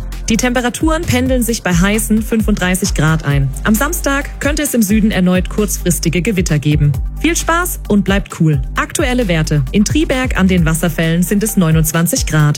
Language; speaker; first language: German; native; German